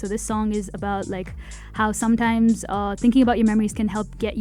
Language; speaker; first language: English; non-native, local second language; Tamil